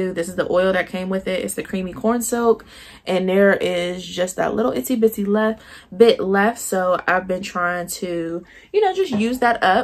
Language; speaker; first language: English; native; English